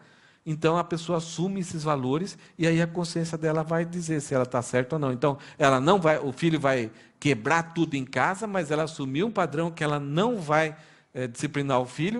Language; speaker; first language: Portuguese; native; Portuguese